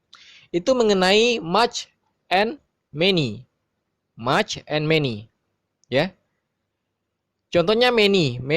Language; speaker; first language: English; non-native, fluent; Indonesian